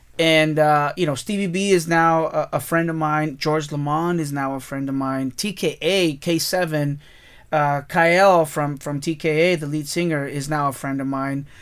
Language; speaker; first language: English; early bilingual, other home language; Spanish